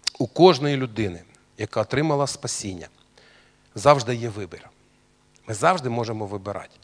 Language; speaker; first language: Ukrainian; non-native, local second language; Russian